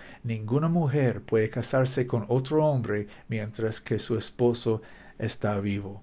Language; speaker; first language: Spanish; non-native, learner; English